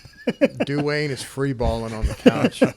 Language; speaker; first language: English; native; English